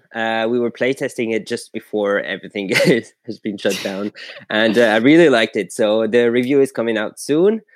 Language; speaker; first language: English; non-native, fluent; French